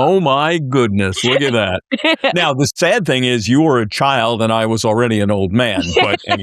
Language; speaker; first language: English; native; English